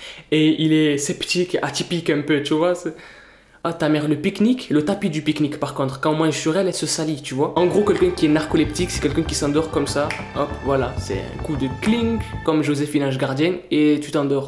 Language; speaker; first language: French; native; French